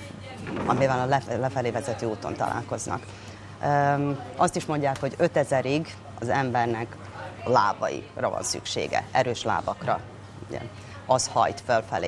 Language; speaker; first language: Hungarian; native; Hungarian